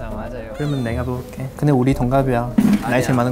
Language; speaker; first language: Korean; non-native, learner; Chinese